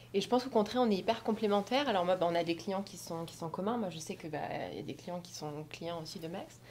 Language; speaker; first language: French; native; French